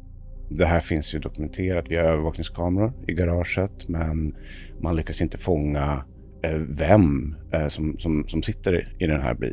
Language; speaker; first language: Swedish; native; Swedish